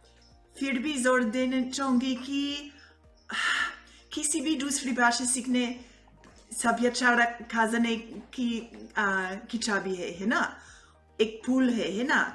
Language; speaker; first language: Hindi; non-native, fluent; Italian